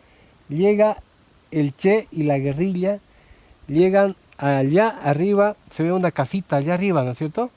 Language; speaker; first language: Spanish; native; Spanish